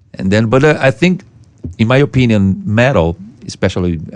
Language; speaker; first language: English; non-native, fluent; Portuguese